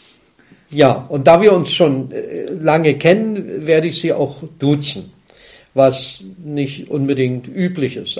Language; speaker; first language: German; native; German